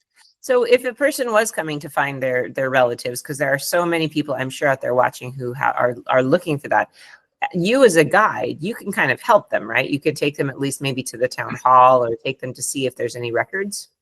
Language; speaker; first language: English; non-native, fluent; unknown